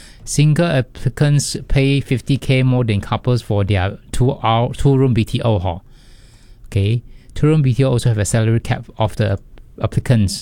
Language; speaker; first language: English; non-native, local second language; Chinese